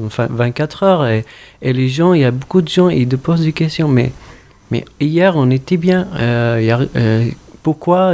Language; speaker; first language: French; non-native, fluent; Arabic